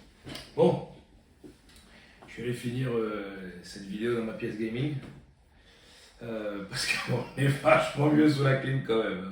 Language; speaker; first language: French; native; French